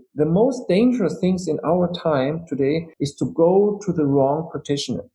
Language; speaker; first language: English; non-native, fluent; German